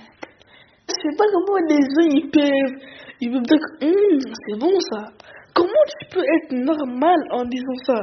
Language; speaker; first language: French; early bilingual, other home language; Arabic